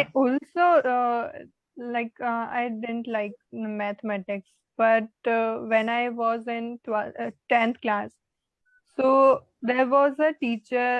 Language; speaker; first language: English; non-native, learner; Hindi